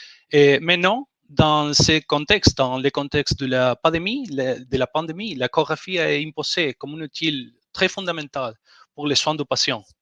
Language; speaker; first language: French; non-native, learner; Spanish